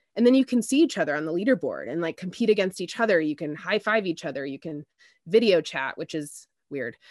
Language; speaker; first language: English; native; English